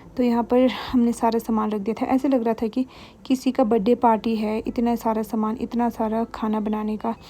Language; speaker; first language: Hindi; non-native, local second language; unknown